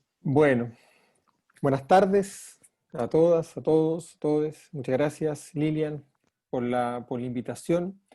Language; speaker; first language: Spanish; native; Spanish